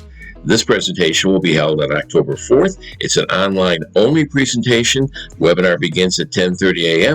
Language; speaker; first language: English; native; English